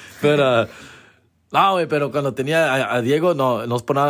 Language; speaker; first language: Spanish; early bilingual, heritage; Spanish